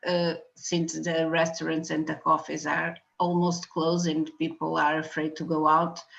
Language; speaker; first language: English; non-native, fluent; Portuguese